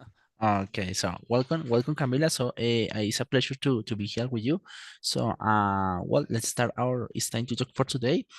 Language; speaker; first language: English; non-native, fluent; Spanish